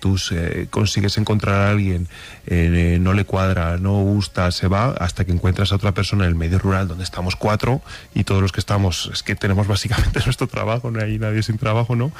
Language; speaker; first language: Spanish; native; Spanish